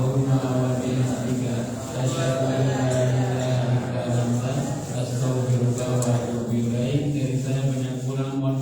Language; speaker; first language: Indonesian; native; Indonesian